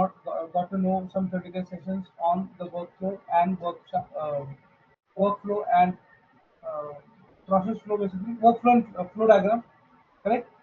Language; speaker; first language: English; non-native, fluent; Hindi